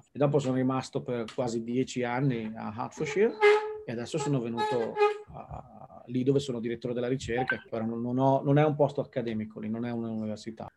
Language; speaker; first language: Italian; native; Italian